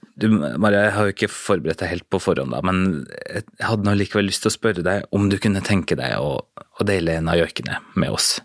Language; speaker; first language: Norwegian; native; Norwegian